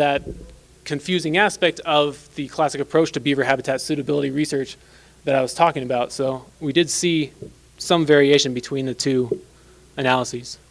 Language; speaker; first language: English; native; English